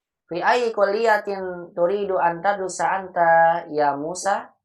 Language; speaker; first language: Arabic; non-native, fluent; Indonesian